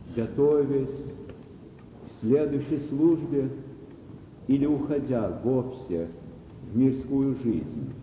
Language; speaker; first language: Russian; native; Russian